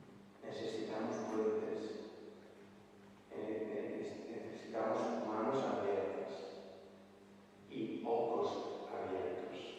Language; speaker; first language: Spanish; non-native, fluent; Italian